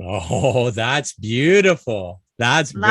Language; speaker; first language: English; native; English